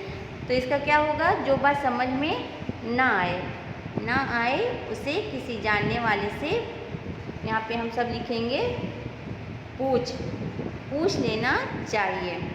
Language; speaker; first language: Urdu; native; Urdu